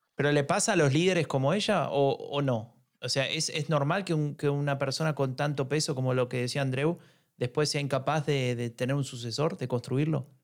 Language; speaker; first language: Spanish; native; Spanish